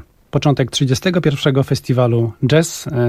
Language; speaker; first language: Polish; native; Polish